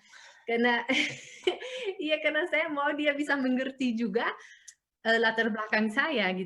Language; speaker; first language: Indonesian; non-native, fluent; Dutch